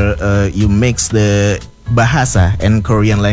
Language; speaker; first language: English; non-native, learner; Indonesian